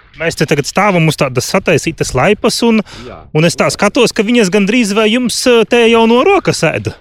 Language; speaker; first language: Latvian; native; Latvian